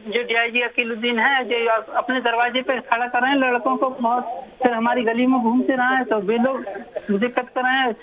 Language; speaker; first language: Hindi; native; Hindi